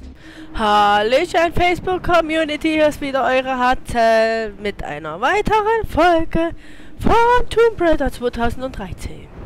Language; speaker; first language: German; native; German